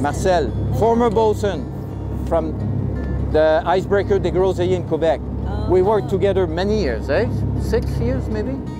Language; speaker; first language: English; non-native, fluent; French